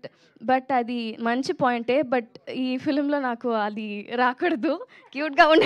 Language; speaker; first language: Telugu; non-native, local second language; Tamil